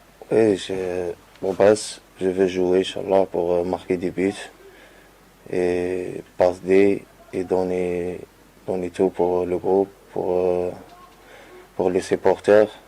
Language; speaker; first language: French; non-native, learner; Arabic